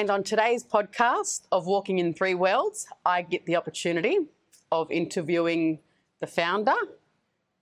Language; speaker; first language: English; native; English